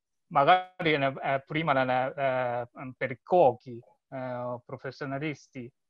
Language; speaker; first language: Italian; non-native, learner; Japanese